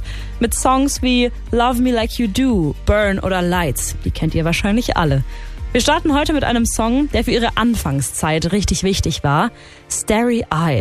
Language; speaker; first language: German; native; German